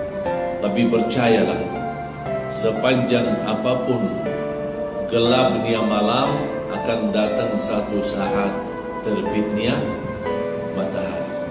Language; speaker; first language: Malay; non-native, fluent; Arabic